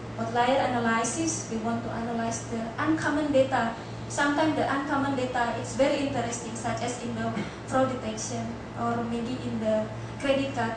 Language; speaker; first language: English; non-native, fluent; Indonesian